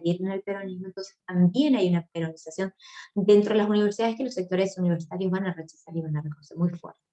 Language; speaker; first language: Spanish; native; Spanish